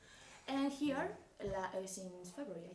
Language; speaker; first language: English; non-native, learner; Spanish